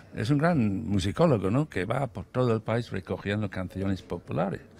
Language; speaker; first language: Spanish; non-native, fluent; English